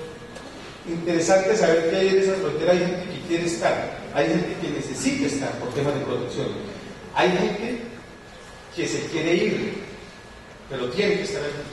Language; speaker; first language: Spanish; native; Spanish